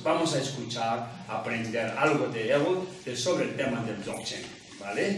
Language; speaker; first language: Spanish; non-native, learner; Tibetan